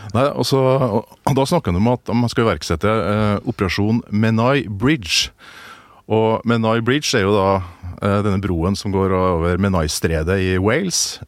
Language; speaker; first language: Norwegian; native; Norwegian